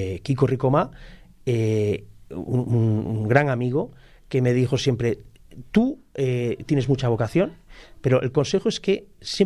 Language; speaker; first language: Spanish; native; Spanish